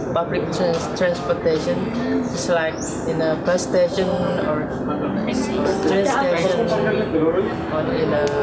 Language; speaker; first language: English; non-native, learner; Indonesian